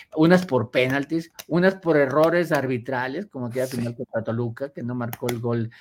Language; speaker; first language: Spanish; native; Spanish